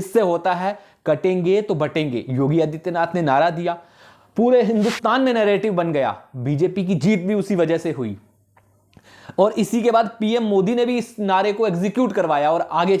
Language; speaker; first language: Hindi; native; Hindi